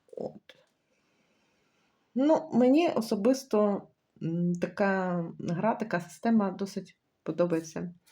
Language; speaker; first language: Ukrainian; native; Ukrainian